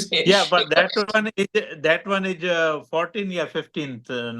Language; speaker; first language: English; non-native, learner; Gujarati